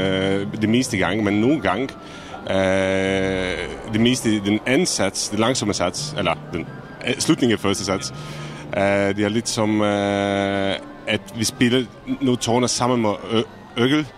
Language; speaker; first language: Danish; non-native, fluent; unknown